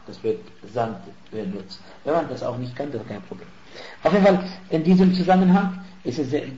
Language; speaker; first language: German; non-native, fluent; Arabic